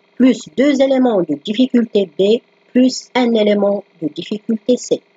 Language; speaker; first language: French; non-native, local second language; Arabic